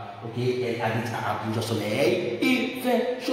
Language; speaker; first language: French; non-native, fluent; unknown